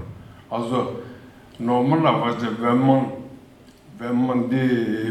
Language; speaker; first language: German; non-native, fluent; Turkish